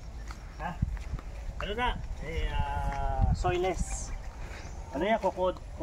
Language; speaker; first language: Filipino; non-native, local second language; Cebuano